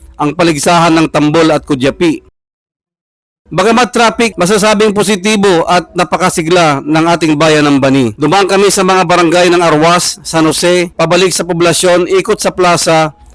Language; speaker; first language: Filipino; non-native, local second language; Pangasinan